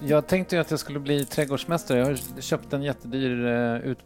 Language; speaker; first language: Swedish; native; Swedish